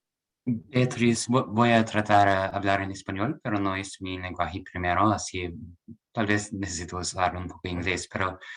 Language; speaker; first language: Spanish; non-native, learner; English